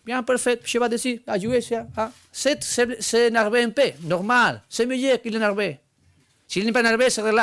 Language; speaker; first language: French; non-native, learner; Spanish